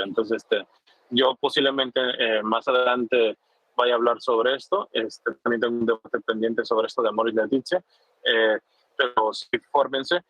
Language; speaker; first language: Spanish; native; Spanish